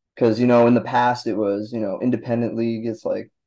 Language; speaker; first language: English; native; English